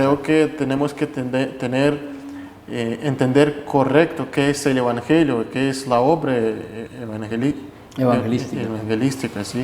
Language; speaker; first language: Spanish; non-native, fluent; Russian